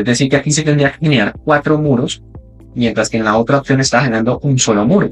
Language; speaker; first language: Spanish; native; Spanish